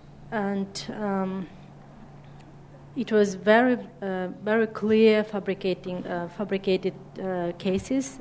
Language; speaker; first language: English; non-native, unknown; Uzbek